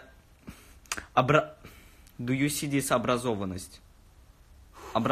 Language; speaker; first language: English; non-native, learner; Russian